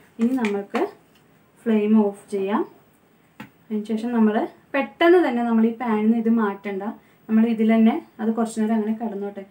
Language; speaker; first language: Malayalam; non-native, local second language; Konkani